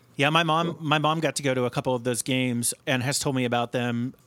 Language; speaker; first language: English; native; English